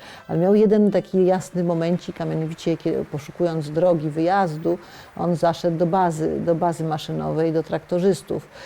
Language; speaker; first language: Polish; native; Polish